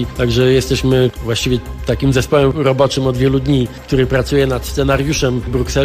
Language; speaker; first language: Polish; native; Polish